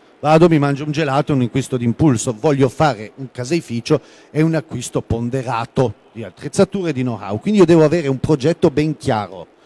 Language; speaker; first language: Italian; non-native, local second language; German